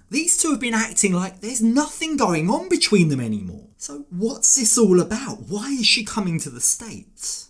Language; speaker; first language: English; native; English